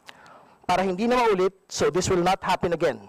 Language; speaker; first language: Filipino; native; Filipino